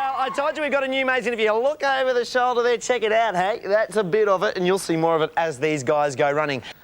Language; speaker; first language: English; native; English